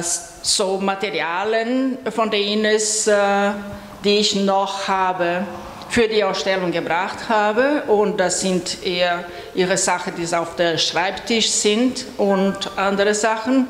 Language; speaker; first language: German; non-native, fluent; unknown